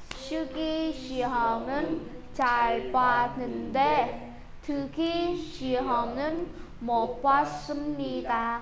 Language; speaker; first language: Korean; non-native, learner; Vietnamese